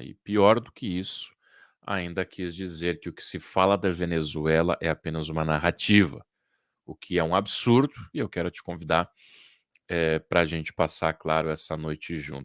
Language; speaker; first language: Portuguese; native; Portuguese